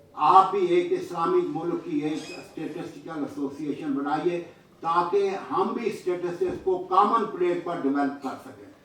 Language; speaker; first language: Urdu; non-native, local second language; Punjabi